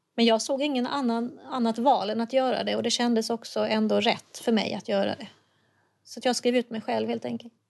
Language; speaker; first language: Swedish; native; Swedish